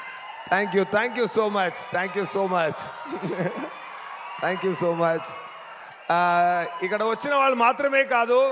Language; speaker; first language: Telugu; non-native, local second language; Tamil